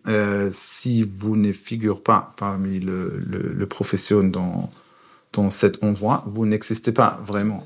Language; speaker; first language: French; non-native, fluent; German